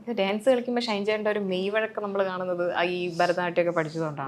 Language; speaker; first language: Malayalam; native; Malayalam